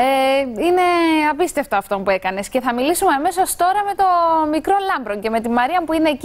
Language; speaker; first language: Greek; native; Greek